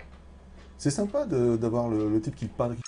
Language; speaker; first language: French; native; French